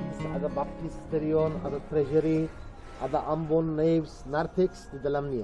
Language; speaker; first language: Indonesian; non-native, learner; Turkish